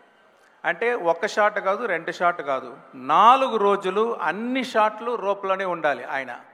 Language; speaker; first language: Telugu; non-native, local second language; Tamil